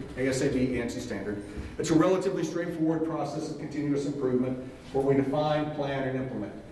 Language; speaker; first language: English; native; English